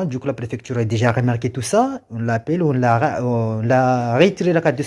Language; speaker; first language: French; non-native, local second language; Comorian